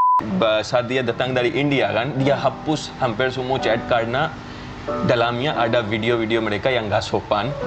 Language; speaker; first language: Indonesian; non-native, fluent; Hindi